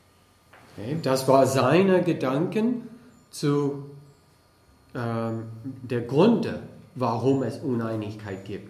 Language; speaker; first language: German; non-native, fluent; English